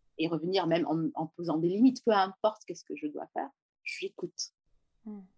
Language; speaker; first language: French; native; French